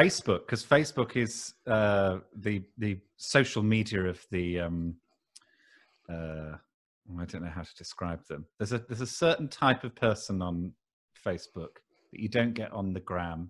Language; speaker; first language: English; native; English